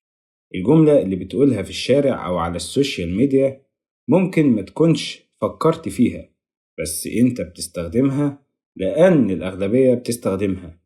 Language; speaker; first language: Arabic; native; Arabic